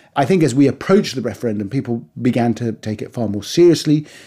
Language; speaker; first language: English; early bilingual, other home language; Persian